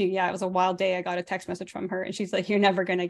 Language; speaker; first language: English; native; English